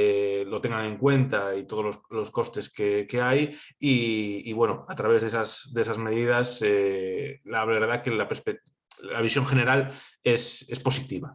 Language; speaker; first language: Spanish; native; Spanish